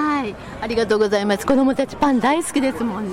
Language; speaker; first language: Japanese; native; Japanese